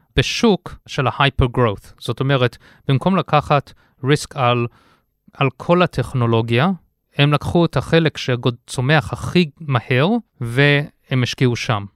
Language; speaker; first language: Hebrew; early bilingual, heritage; Hebrew